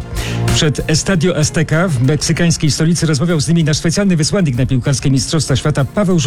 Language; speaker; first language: Polish; native; Polish